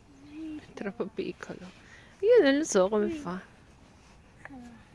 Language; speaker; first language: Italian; non-native, learner; Filipino